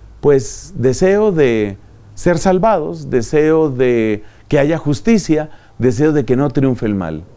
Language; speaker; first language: Spanish; native; Spanish